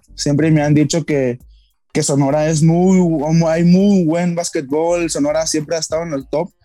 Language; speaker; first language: Spanish; native; Spanish